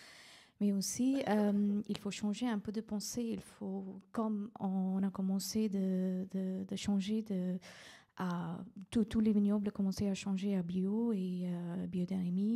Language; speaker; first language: French; non-native, fluent; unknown